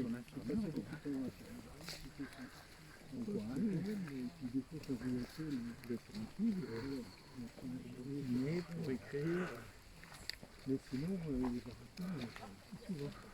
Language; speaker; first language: French; native; French